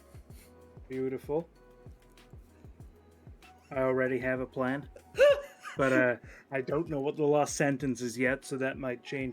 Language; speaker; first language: English; native; English